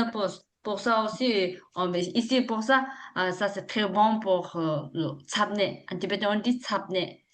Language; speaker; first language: French; non-native, learner; Tibetan